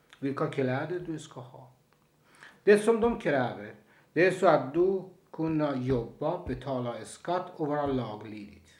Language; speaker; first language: Swedish; non-native, fluent; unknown